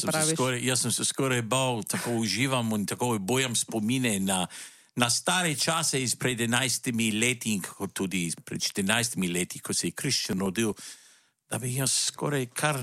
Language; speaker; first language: Slovenian; native; Slovenian